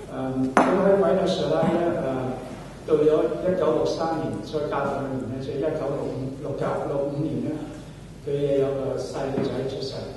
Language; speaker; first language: Cantonese; early bilingual, heritage; Cantonese